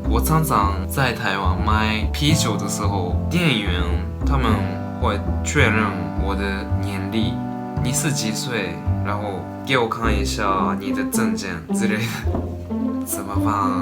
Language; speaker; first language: Chinese; non-native, fluent; Japanese